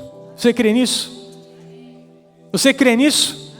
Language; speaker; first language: Portuguese; native; Portuguese